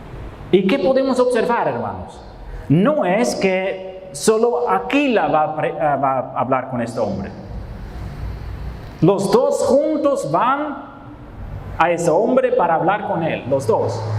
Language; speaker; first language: Spanish; non-native, fluent; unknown